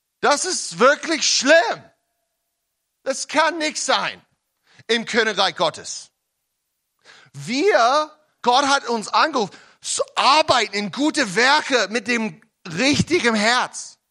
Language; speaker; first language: German; non-native, learner; English